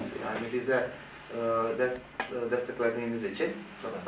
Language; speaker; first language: Turkish; non-native, fluent; Bosnian